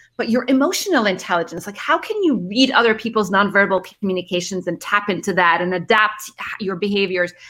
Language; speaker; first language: English; early bilingual, other home language; Arabic